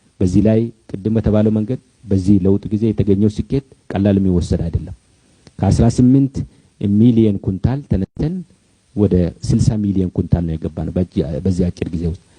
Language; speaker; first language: Amharic; non-native, local second language; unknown